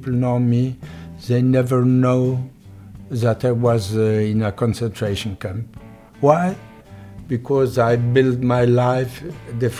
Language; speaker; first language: English; non-native, fluent; Polish